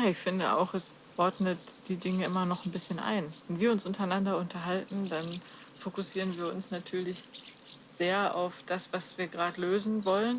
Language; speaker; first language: German; native; German